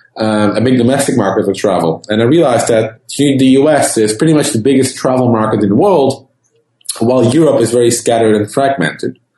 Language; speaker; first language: English; non-native, fluent; Dutch